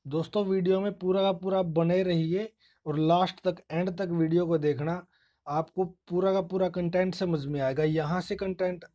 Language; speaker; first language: Hindi; native; Hindi